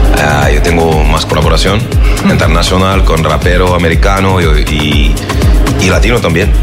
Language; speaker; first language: Spanish; non-native, learner; French